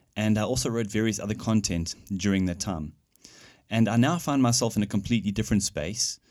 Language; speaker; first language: English; native; English